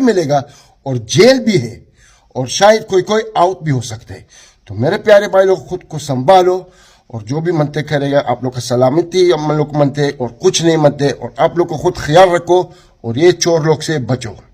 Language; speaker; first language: Hindi; non-native, fluent; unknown